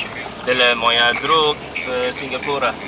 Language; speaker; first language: Russian; non-native, learner; English